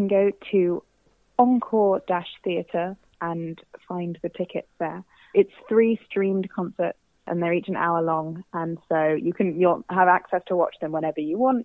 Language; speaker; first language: English; native; English